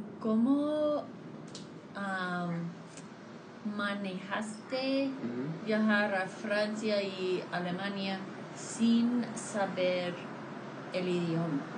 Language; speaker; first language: Spanish; non-native, fluent; English